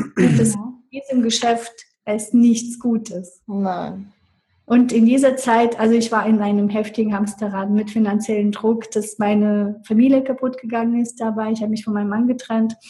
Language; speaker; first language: German; non-native, fluent; Russian